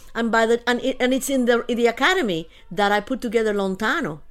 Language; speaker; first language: English; early bilingual, other home language; Spanish